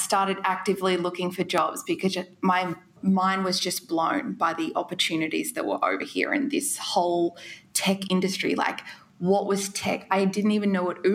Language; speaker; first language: English; native; English